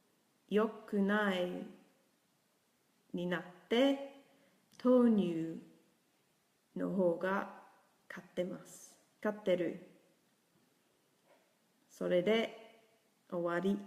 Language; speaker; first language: Japanese; non-native, learner; English